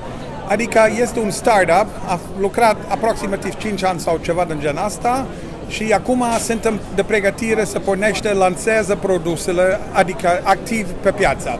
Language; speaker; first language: Romanian; non-native, learner; Dutch